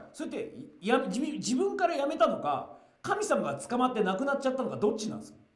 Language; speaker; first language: Japanese; native; Japanese